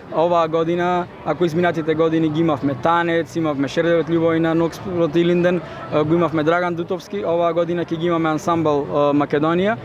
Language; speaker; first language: Macedonian; native; Macedonian